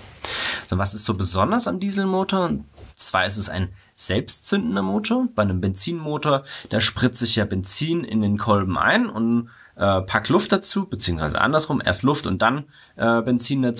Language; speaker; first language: German; native; German